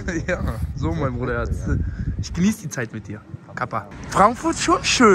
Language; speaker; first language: German; native; German